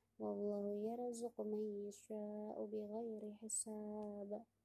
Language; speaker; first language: Arabic; non-native, learner; Indonesian